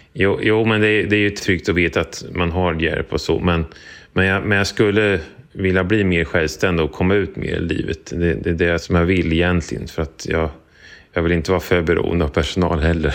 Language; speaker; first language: Swedish; native; Swedish